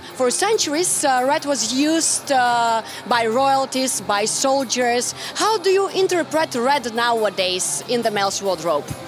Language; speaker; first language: English; non-native, fluent; Bulgarian